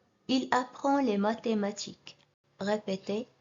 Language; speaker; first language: French; non-native, local second language; Arabic